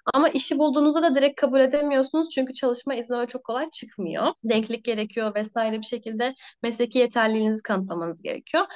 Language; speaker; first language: Turkish; native; Turkish